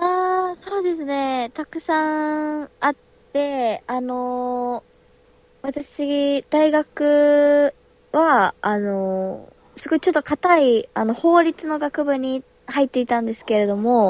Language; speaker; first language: Japanese; early bilingual, heritage; Japanese